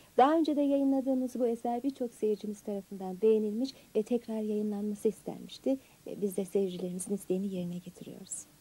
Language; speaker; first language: Turkish; native; Turkish